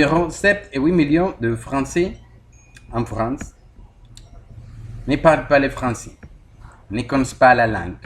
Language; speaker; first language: French; non-native, learner; Spanish